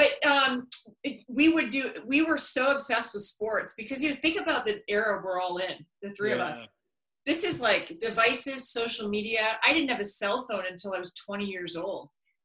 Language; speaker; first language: English; native; English